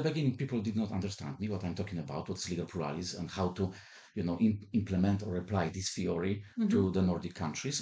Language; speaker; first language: English; non-native, fluent; Polish